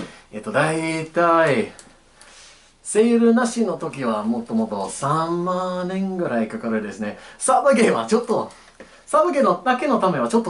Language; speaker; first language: Japanese; non-native, learner; English